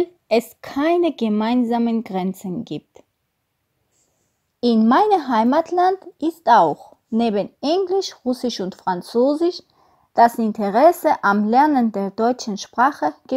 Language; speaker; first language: German; non-native, fluent; Armenian